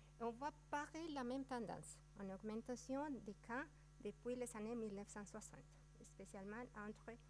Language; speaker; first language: French; non-native, fluent; Spanish